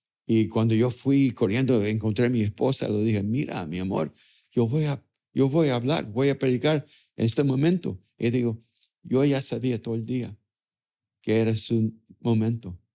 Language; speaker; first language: Spanish; early bilingual, other home language; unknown